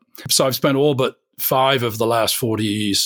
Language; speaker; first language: English; native; English